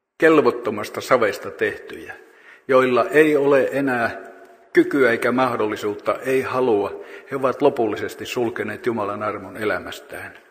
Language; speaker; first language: Finnish; native; Finnish